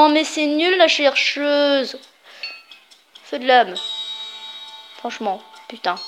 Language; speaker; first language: French; native; French